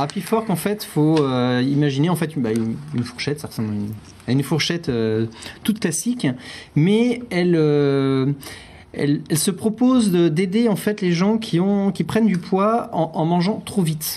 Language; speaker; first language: French; native; French